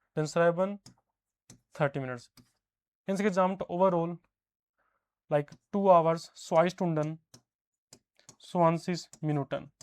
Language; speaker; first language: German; non-native, fluent; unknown